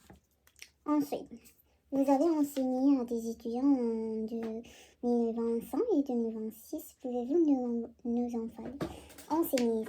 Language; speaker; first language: French; non-native, learner; Korean